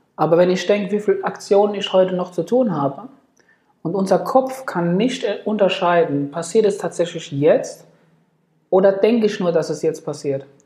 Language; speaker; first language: German; native; German